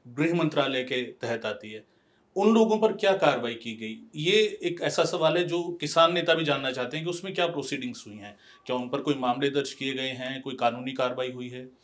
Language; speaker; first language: Hindi; non-native, local second language; Punjabi